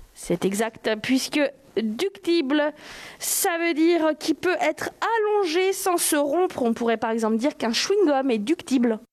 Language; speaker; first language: French; native; French